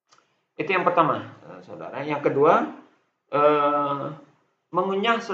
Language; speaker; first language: Indonesian; native; Indonesian